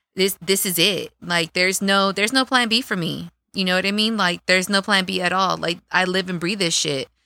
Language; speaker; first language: English; native; English